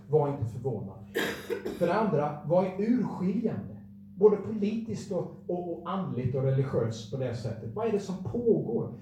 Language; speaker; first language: Swedish; native; Swedish